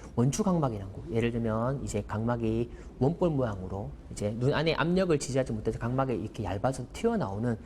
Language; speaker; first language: Korean; native; Korean